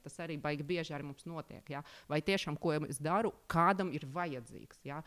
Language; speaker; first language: Latvian; non-native, local second language; Russian